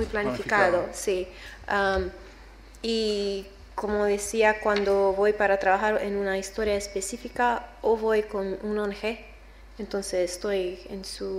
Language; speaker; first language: Spanish; non-native, learner; English